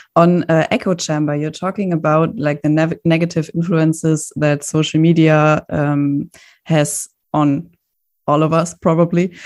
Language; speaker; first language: English; non-native, fluent; German